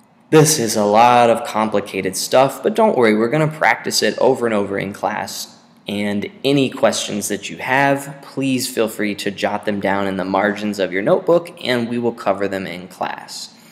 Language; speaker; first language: English; native; English